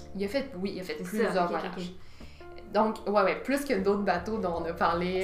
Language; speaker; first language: French; native; French